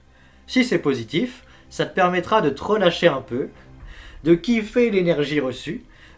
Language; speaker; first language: French; native; French